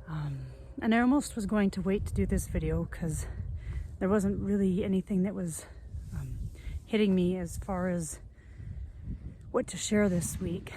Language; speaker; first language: English; native; English